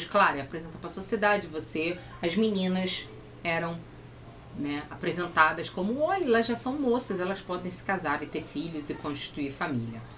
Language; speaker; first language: Portuguese; native; Portuguese